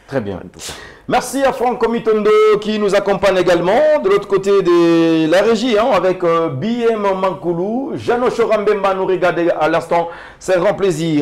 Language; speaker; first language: French; non-native, local second language; Swahili